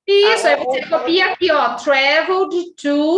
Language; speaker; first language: Portuguese; native; Portuguese